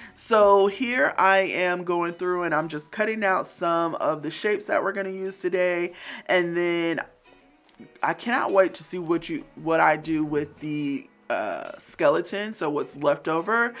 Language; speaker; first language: English; native; English